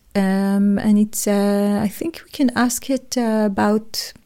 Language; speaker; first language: English; non-native, fluent; Hebrew